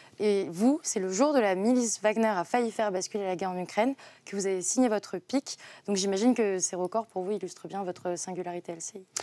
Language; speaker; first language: French; native; French